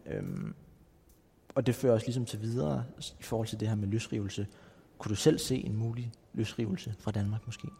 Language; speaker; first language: Danish; native; Danish